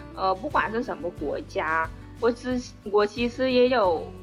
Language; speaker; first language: Chinese; non-native, fluent; Vietnamese